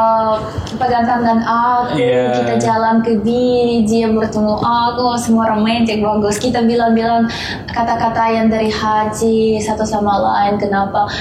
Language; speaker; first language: Indonesian; non-native, learner; Russian